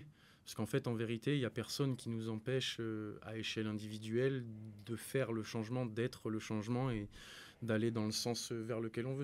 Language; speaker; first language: French; native; French